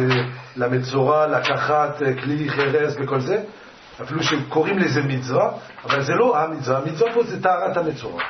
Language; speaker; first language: Hebrew; non-native, fluent; French